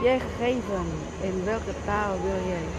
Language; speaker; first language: Dutch; non-native, learner; Cebuano